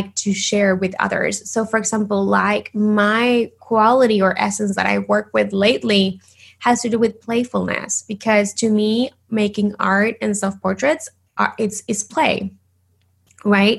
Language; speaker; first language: English; non-native, fluent; Spanish